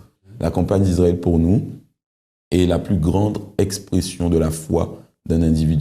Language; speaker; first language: French; native; French